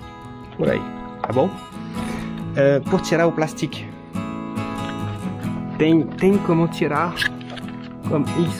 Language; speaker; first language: Portuguese; non-native, learner; French